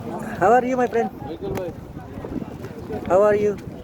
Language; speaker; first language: English; non-native, learner; Filipino